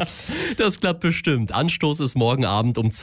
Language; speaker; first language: German; native; German